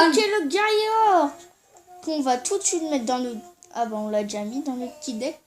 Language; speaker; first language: French; native; French